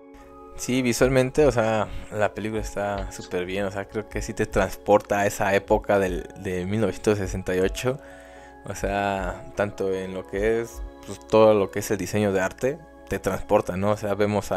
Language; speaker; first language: Spanish; native; Spanish